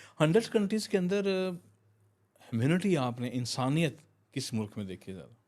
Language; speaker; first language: Urdu; non-native, local second language; Punjabi